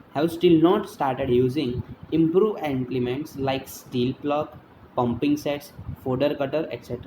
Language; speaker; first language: English; non-native, local second language; Gujarati